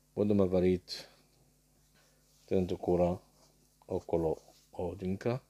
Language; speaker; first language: Slovak; non-native, learner; Arabic